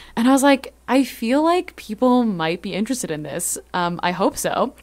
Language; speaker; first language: English; native; English